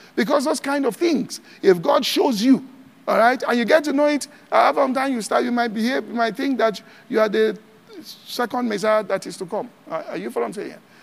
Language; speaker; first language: English; non-native, local second language; Yoruba